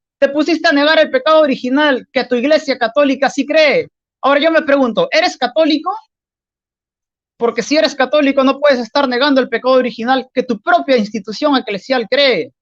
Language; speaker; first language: Spanish; native; Spanish